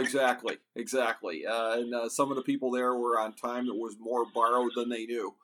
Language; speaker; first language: English; native; English